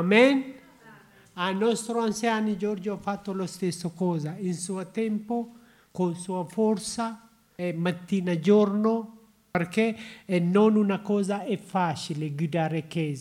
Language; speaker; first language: Italian; non-native, learner; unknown